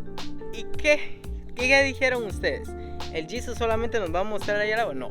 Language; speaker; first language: Spanish; native; Spanish